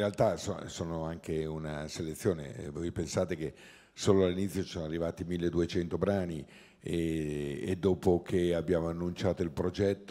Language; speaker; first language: Italian; native; Italian